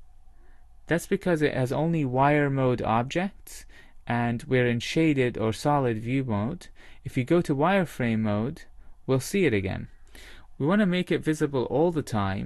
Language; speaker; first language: English; native; English